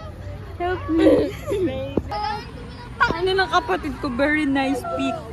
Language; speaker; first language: Filipino; native; Filipino